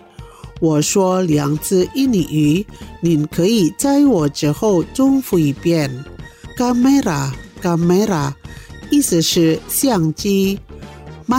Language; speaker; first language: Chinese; early bilingual, heritage; Chinese